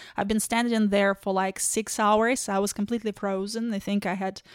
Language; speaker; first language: English; non-native, fluent; Ukrainian